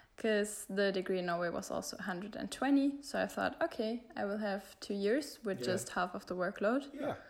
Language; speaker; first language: English; non-native, fluent; German